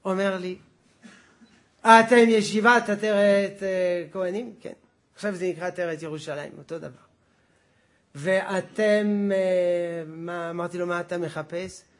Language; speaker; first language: Hebrew; non-native, fluent; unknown